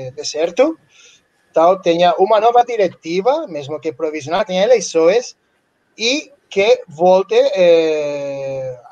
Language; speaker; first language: Portuguese; non-native, learner; Spanish